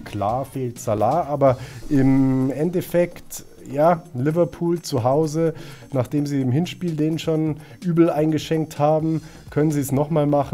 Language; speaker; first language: German; native; German